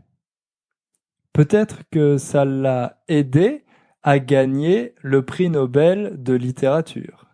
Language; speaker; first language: French; native; French